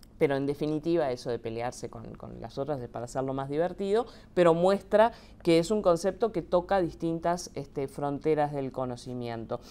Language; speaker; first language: Spanish; native; Spanish